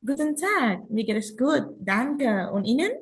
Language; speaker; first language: German; non-native, learner; Indonesian